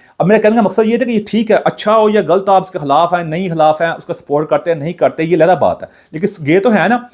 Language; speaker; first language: Urdu; non-native, local second language; Punjabi